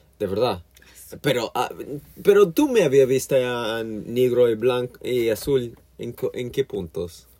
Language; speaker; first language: Spanish; non-native, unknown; English